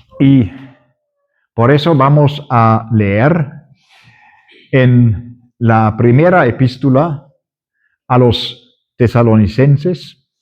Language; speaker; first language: Spanish; non-native, fluent; German